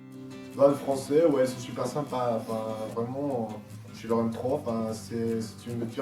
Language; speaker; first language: French; non-native, fluent; Spanish